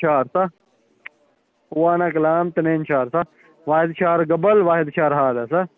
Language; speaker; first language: Arabic; non-native, learner; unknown